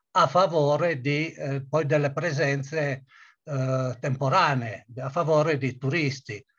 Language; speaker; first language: Italian; native; Italian